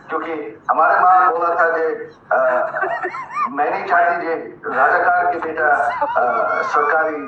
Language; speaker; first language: Hindi; non-native, fluent; Bangla